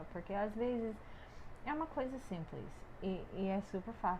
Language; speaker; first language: Portuguese; non-native, fluent; English